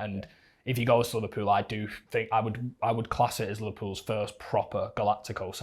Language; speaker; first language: English; native; English